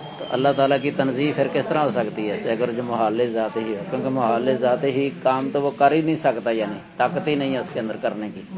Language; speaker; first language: Urdu; non-native, local second language; Punjabi